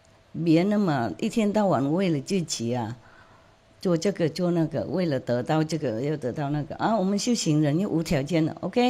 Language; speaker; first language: Chinese; non-native, fluent; Vietnamese